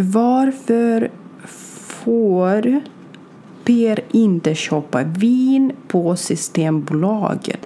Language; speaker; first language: Swedish; non-native, learner; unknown